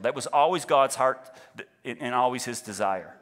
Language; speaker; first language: English; native; English